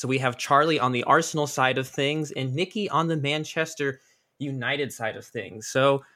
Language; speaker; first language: English; native; English